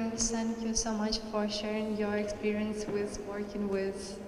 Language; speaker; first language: English; non-native, learner; Ukrainian